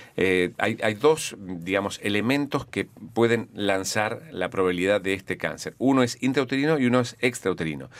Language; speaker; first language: Spanish; native; Spanish